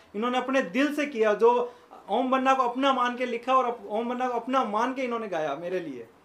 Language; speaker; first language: Hindi; native; Hindi